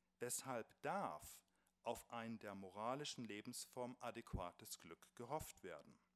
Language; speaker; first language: German; native; German